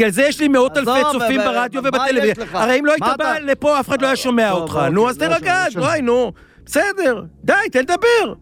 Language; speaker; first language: Hebrew; native; Hebrew